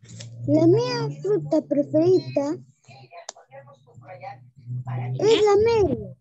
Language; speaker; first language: Italian; non-native, learner; Spanish